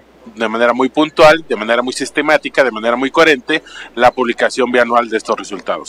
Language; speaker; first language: Spanish; native; Spanish